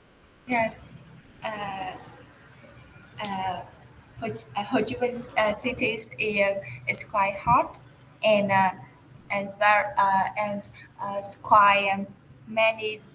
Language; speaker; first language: English; non-native, learner; Vietnamese